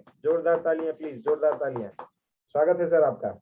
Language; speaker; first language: Hindi; native; Hindi